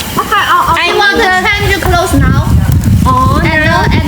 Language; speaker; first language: English; non-native, learner; Thai